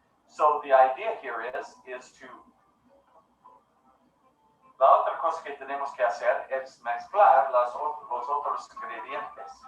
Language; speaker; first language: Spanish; non-native, learner; English